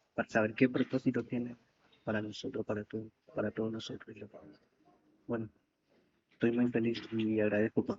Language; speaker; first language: Spanish; non-native, local second language; Guarani